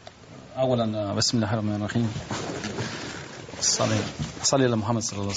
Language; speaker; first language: Arabic; non-native, learner; Spanish